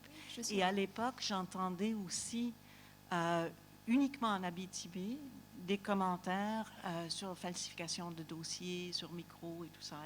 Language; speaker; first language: French; native; French